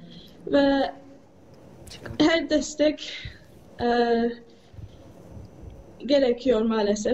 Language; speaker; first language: Turkish; early bilingual, heritage; English